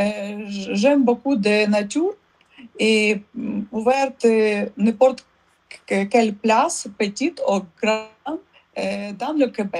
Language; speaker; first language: French; non-native, learner; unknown